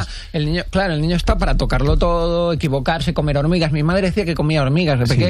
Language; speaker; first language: Spanish; native; Spanish